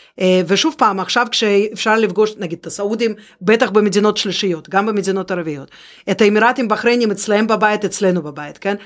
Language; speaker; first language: Hebrew; non-native, fluent; Russian